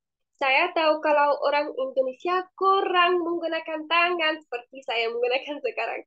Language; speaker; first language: Indonesian; non-native, fluent; Arabic